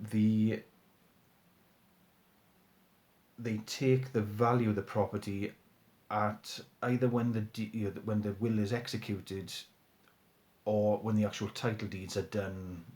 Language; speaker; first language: English; native; English